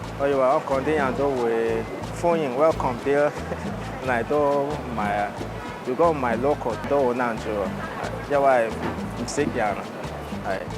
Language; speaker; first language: Cantonese; non-native, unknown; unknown